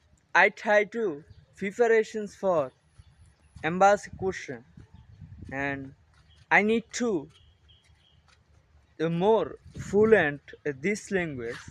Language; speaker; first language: English; non-native, learner; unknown